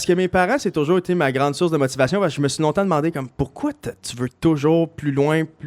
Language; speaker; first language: French; native; French